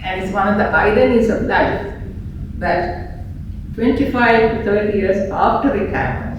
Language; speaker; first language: English; non-native, local second language; Sinhala